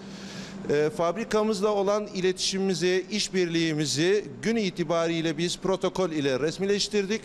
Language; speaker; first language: Turkish; native; Turkish